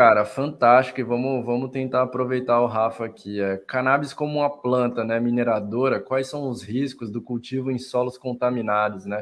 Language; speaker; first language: Portuguese; native; Portuguese